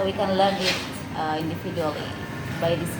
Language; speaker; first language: English; non-native, learner; Indonesian